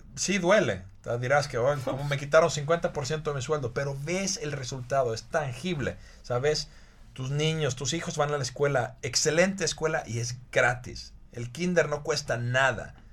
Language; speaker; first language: Spanish; non-native, fluent; Finnish